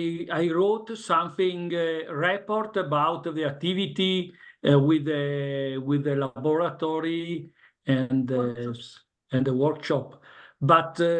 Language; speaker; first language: English; non-native, learner; Italian